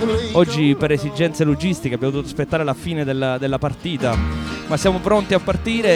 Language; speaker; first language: Italian; native; Italian